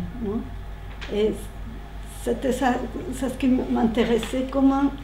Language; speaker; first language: French; non-native, learner; Spanish